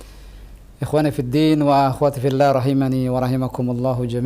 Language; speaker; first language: Indonesian; native; Indonesian